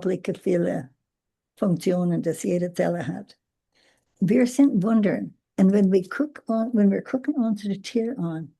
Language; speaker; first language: German; non-native, learner; English